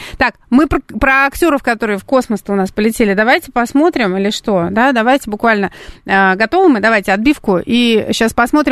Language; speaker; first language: Russian; native; Russian